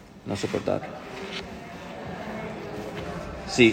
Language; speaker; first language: Spanish; non-native, fluent; English